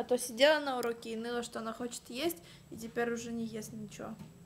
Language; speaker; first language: Russian; early bilingual, heritage; Russian